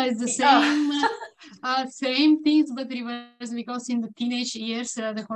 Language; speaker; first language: English; non-native, fluent; Bulgarian